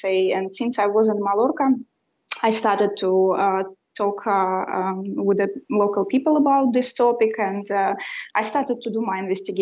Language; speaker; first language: English; non-native, fluent; Russian